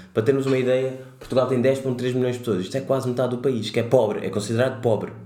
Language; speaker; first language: Portuguese; native; Portuguese